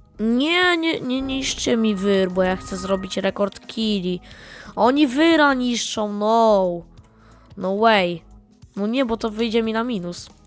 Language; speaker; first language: Polish; native; Polish